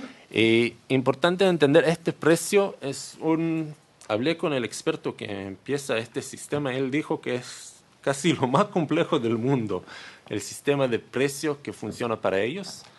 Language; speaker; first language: Spanish; non-native, learner; Hebrew